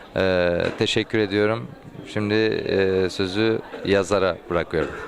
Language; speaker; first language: Turkish; native; Turkish